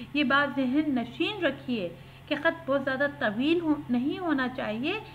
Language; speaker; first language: Urdu; native; Urdu